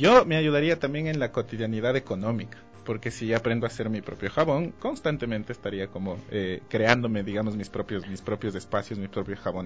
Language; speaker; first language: Spanish; native; Spanish